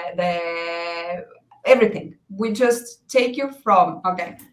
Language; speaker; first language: English; non-native, fluent; Estonian